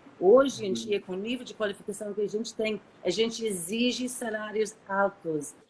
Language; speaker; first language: Portuguese; non-native, fluent; English